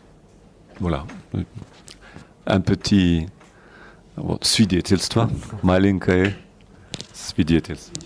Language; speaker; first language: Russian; non-native, learner; French